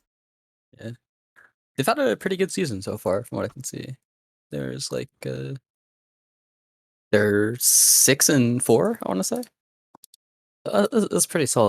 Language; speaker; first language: English; native; English